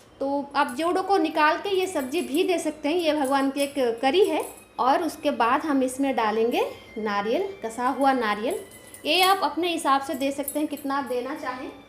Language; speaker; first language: Hindi; non-native, local second language; Bangla